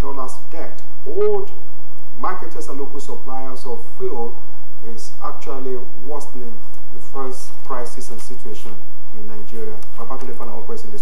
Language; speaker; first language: English; non-native, local second language; Yoruba